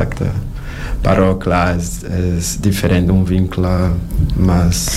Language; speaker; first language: Catalan; non-native, learner; Portuguese